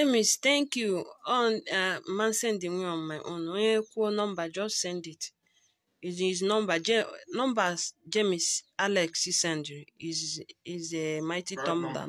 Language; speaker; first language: English; non-native, local second language; Igbo